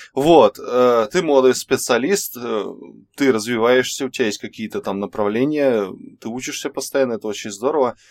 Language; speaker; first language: Russian; native; Russian